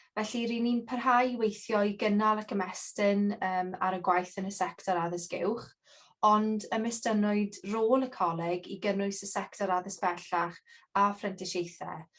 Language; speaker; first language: Welsh; native; Welsh